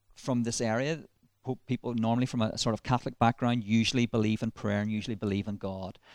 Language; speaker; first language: English; native; English